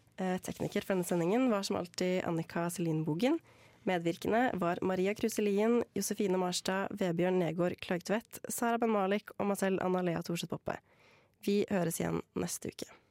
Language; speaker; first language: Norwegian; native; Norwegian